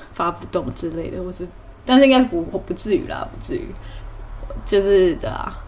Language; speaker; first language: Chinese; early bilingual, other home language; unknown